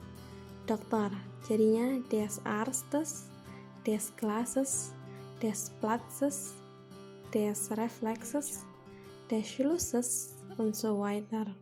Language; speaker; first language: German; non-native, fluent; Indonesian